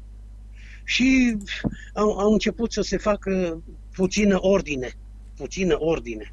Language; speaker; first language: Romanian; native; Romanian